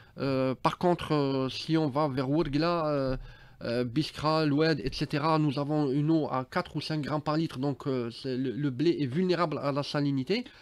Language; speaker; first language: French; non-native, local second language; Arabic